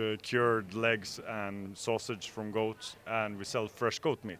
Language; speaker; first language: English; non-native, fluent; Norwegian